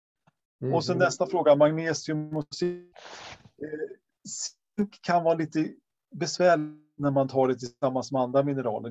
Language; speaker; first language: Swedish; native; Swedish